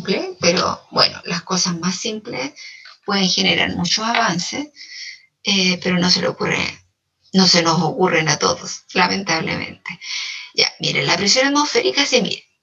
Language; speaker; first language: Spanish; native; Spanish